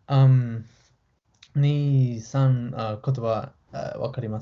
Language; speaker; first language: Japanese; non-native, learner; English